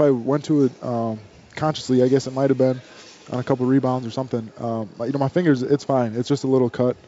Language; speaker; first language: English; native; English